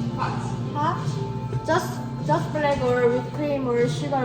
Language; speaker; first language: English; non-native, learner; Korean